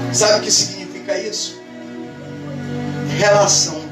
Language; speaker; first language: Portuguese; native; Portuguese